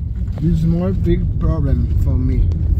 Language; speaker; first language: English; non-native, learner; Portuguese